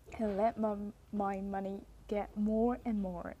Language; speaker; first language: English; non-native, learner; Chinese